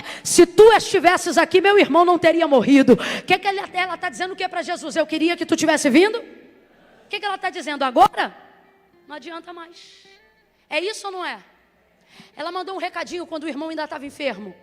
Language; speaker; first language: Portuguese; native; Portuguese